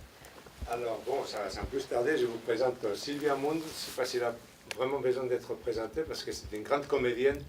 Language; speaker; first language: French; non-native, fluent; Spanish